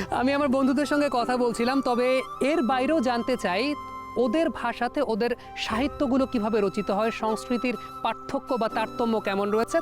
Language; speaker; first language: Bangla; native; Bangla